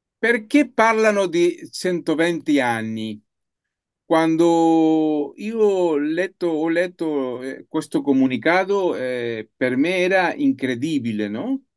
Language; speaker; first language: Italian; non-native, learner; Spanish